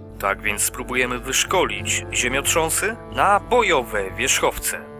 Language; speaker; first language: Polish; native; Polish